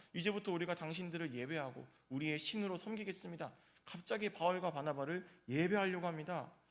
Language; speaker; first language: Korean; native; Korean